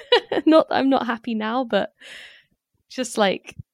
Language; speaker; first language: English; native; English